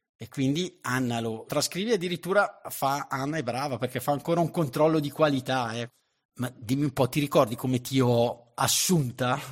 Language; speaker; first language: Italian; native; Italian